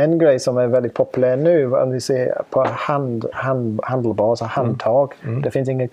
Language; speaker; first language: Swedish; non-native, fluent; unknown